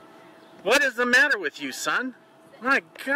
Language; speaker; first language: English; native; English